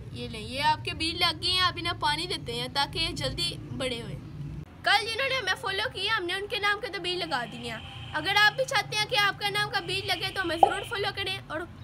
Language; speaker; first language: Hindi; native; Hindi